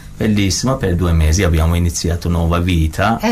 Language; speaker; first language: Italian; non-native, learner; Persian